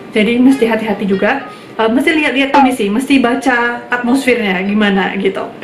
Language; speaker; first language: Indonesian; native; Indonesian